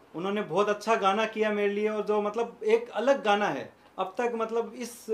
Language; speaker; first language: Hindi; native; Hindi